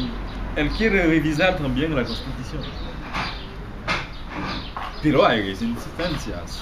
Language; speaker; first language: Spanish; non-native, learner; Haitian Creole